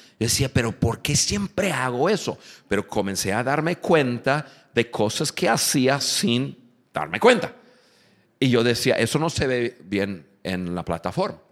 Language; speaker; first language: Spanish; non-native, fluent; English